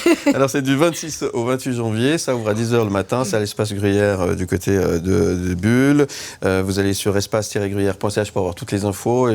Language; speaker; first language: French; native; French